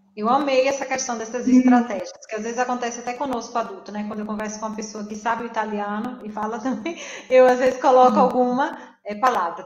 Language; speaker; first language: Portuguese; native; Portuguese